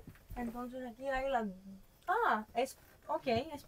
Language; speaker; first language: Spanish; non-native, fluent; Greek